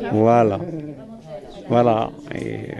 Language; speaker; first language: French; non-native, learner; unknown